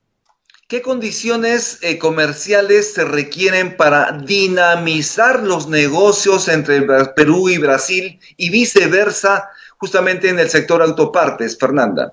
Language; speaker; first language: Spanish; native; Spanish